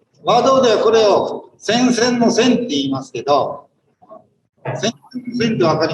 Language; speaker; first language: Japanese; native; Japanese